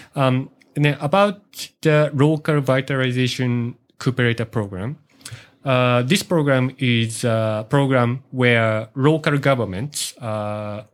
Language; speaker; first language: English; non-native, learner; Japanese